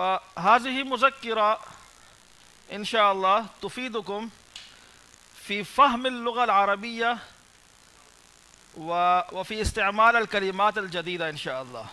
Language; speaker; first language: Arabic; non-native, fluent; Urdu